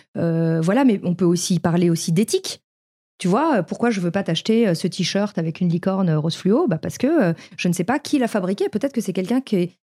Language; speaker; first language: French; native; French